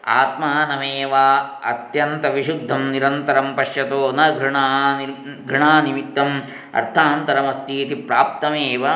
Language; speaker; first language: Hindi; non-native, local second language; Kannada